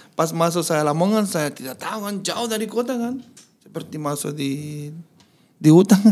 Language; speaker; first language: Indonesian; non-native, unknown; Spanish